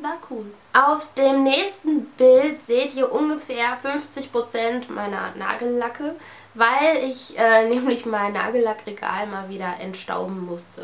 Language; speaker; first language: German; native; German